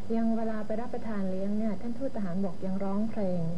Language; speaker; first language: Thai; native; Thai